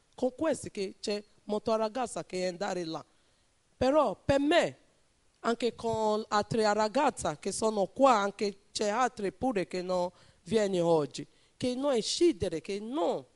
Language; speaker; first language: Italian; non-native, learner; Bini